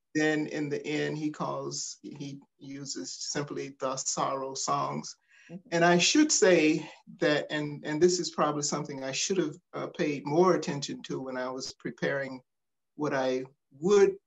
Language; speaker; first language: English; native; English